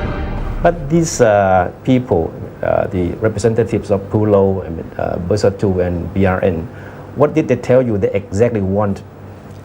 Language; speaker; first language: English; non-native, fluent; Thai